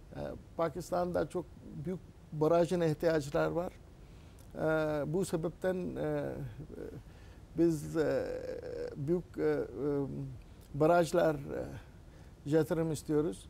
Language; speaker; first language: Turkish; non-native, learner; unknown